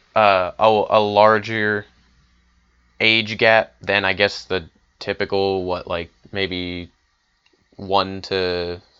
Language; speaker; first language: English; native; English